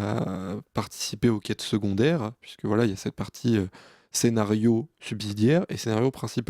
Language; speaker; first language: French; native; French